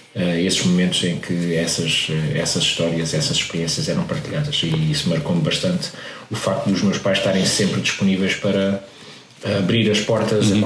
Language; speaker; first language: Portuguese; native; Portuguese